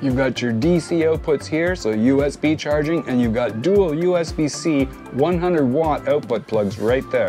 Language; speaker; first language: English; native; English